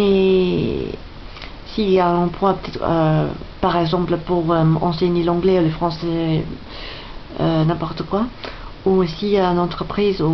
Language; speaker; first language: French; non-native, fluent; English